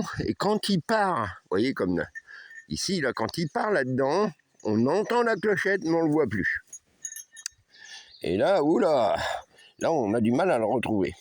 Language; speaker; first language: French; native; French